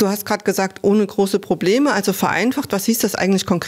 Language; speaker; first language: German; native; German